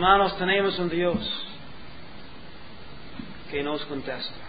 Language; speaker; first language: Spanish; non-native, learner; English